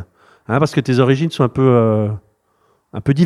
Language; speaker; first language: French; native; French